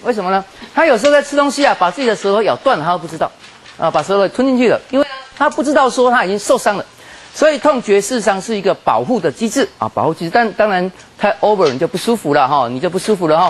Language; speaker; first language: Chinese; native; Chinese